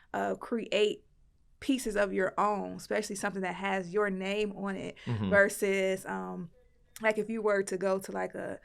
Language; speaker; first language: English; native; English